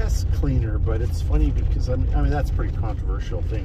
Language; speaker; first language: English; native; English